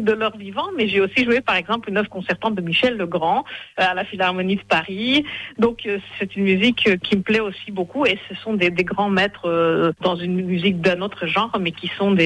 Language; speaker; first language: French; non-native, fluent; Hungarian